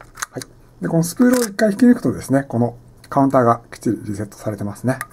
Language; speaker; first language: Japanese; native; Japanese